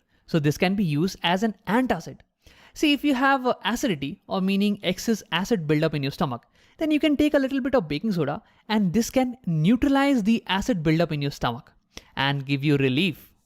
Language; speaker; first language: English; non-native, local second language; Hindi